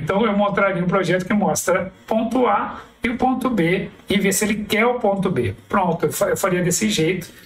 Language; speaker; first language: Portuguese; native; Portuguese